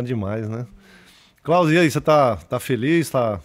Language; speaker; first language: Portuguese; native; Portuguese